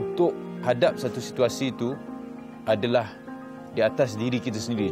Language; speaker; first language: Malay; native; Malay